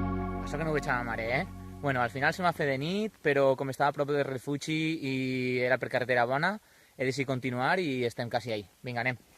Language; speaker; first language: Catalan; native; Catalan